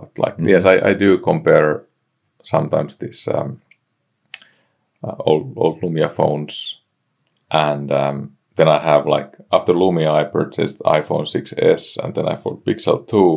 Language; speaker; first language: English; non-native, fluent; Finnish